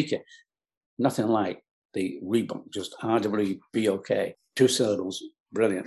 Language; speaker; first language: English; native; English